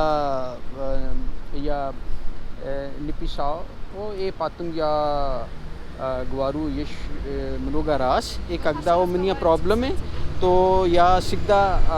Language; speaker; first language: Russian; non-native, learner; Urdu